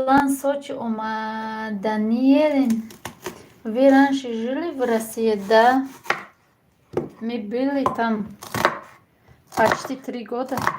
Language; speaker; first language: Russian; non-native, learner; Tajik